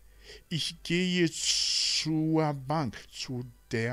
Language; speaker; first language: German; non-native, learner; Rundi